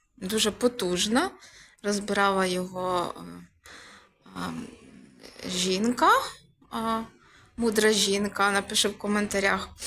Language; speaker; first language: Ukrainian; native; Ukrainian